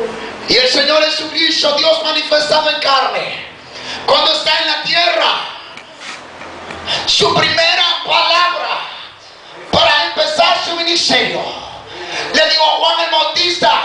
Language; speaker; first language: Spanish; native; Spanish